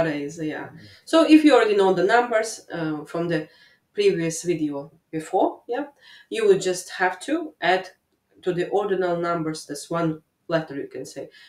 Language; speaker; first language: English; non-native, fluent; Latvian